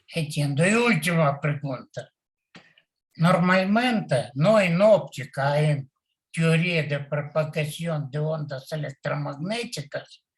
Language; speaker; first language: Spanish; non-native, learner; Portuguese